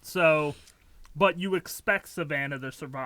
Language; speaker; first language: English; native; English